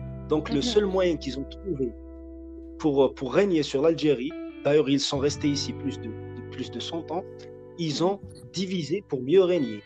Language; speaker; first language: French; non-native, local second language; Kabyle